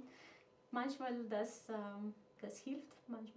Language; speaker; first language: German; non-native, fluent; Macedonian